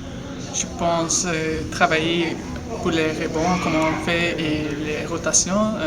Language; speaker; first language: French; non-native, local second language; Dutch